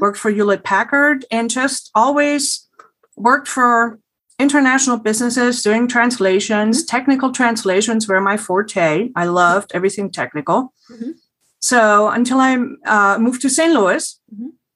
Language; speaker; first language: English; non-native, fluent; German